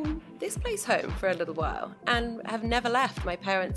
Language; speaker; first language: English; native; English